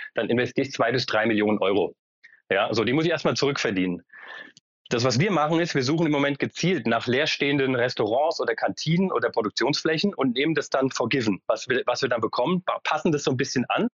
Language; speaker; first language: German; native; German